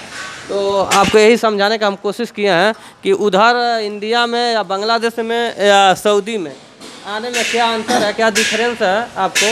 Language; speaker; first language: Hindi; native; Hindi